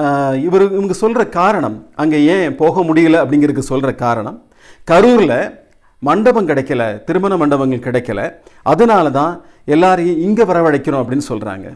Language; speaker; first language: Tamil; native; Tamil